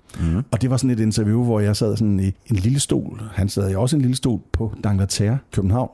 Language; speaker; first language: Danish; native; Danish